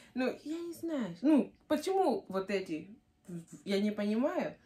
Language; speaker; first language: Russian; non-native, learner; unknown